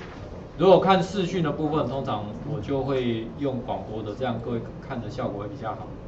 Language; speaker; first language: Chinese; native; Chinese